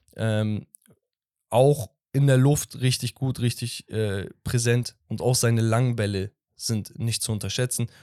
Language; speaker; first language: German; early bilingual, other home language; Turkish